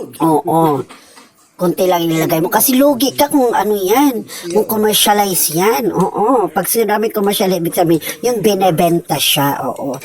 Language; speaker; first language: Filipino; non-native, local second language; Cebuano